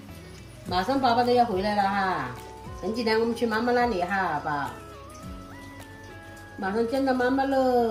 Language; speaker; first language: Chinese; native; Chinese